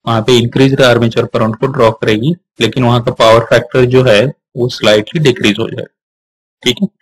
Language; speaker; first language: Hindi; non-native, local second language; Marathi